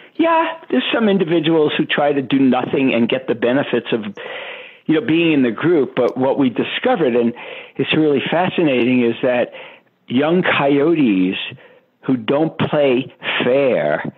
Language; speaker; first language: English; native; English